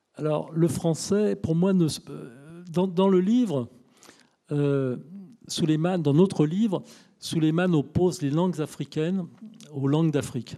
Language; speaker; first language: French; native; French